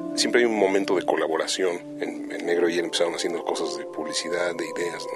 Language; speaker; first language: Spanish; native; Spanish